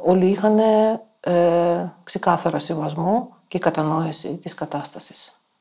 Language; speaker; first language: Greek; non-native, fluent; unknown